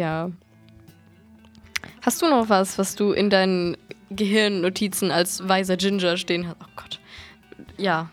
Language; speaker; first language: German; native; German